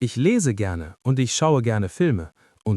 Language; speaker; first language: German; non-native, fluent; English